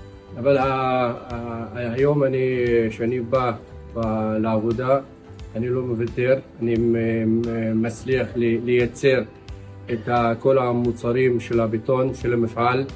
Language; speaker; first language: Hebrew; non-native, local second language; Arabic